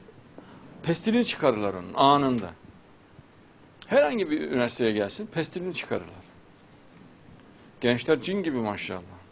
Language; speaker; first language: Turkish; native; Turkish